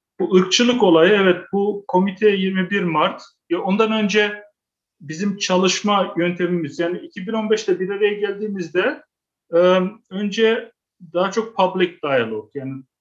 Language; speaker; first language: Turkish; early bilingual, heritage; Turkish